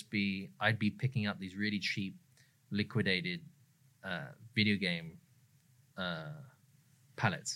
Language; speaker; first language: English; native; English